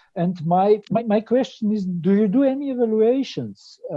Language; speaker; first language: English; non-native, fluent; Slovenian